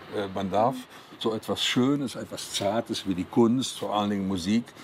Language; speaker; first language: German; native; German